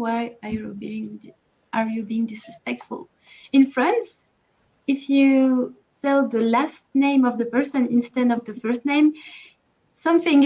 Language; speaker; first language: English; non-native, learner; French